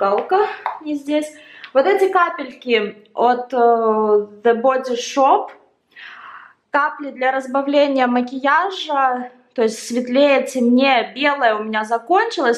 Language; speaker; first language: Russian; native; Russian